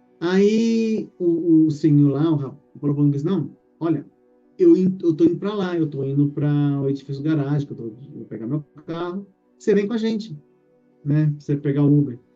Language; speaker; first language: Portuguese; native; Portuguese